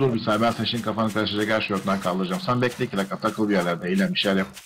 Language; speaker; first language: Turkish; native; Turkish